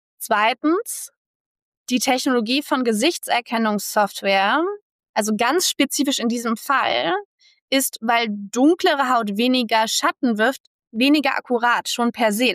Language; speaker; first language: German; native; German